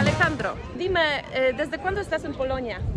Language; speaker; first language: Spanish; non-native, fluent; Polish